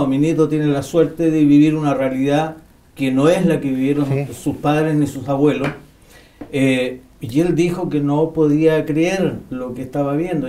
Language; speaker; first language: Spanish; native; Spanish